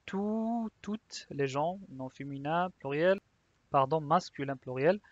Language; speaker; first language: French; non-native, local second language; Arabic